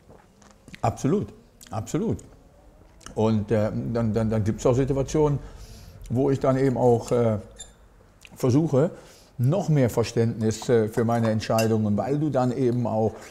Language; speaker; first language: German; native; German